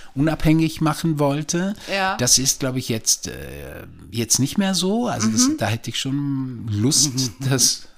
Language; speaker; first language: German; native; German